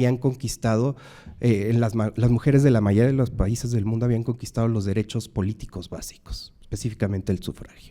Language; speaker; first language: Spanish; native; Spanish